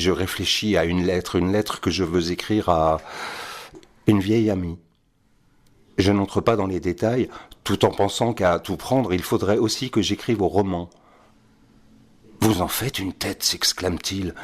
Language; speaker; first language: French; native; French